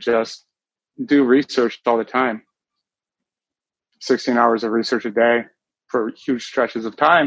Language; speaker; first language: English; native; English